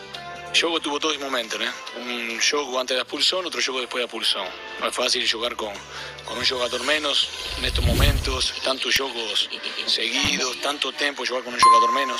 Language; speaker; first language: Portuguese; non-native, fluent; Spanish